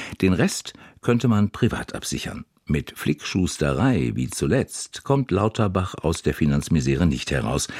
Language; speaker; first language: German; native; German